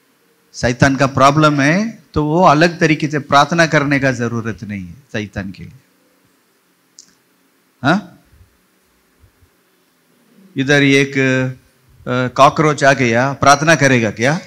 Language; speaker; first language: Hindi; non-native, local second language; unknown